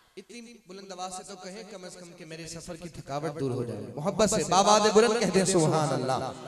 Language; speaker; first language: Urdu; non-native, fluent; Chinese